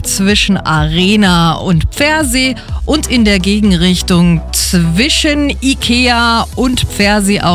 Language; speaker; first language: German; native; German